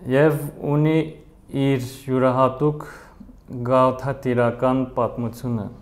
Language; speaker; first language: Armenian; early bilingual, heritage; Armenian